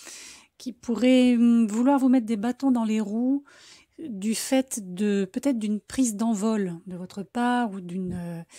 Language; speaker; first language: French; native; French